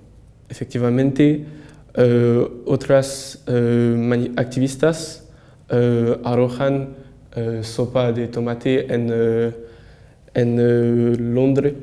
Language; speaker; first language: Spanish; non-native, learner; French